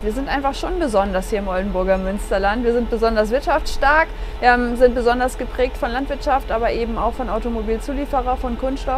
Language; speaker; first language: German; native; German